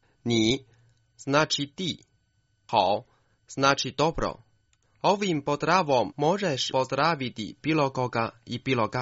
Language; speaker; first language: Croatian; non-native, fluent; Chinese